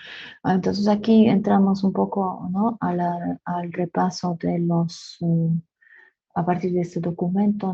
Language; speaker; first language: Spanish; non-native, fluent; French